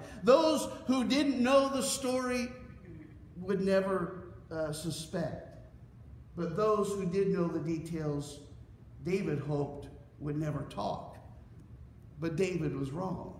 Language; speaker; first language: English; native; English